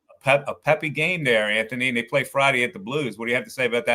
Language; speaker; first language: English; native; English